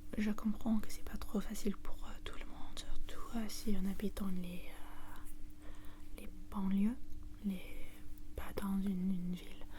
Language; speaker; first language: French; non-native, learner; English